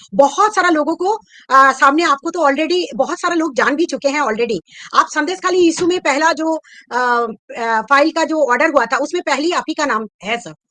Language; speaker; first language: Hindi; non-native, local second language; Bangla